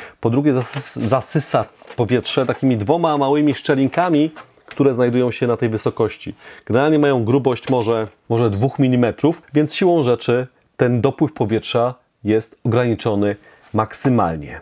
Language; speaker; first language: Polish; native; Polish